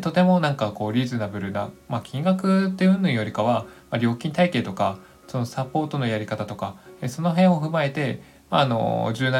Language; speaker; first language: Japanese; native; Japanese